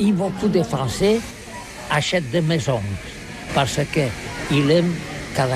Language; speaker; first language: French; non-native, learner; Catalan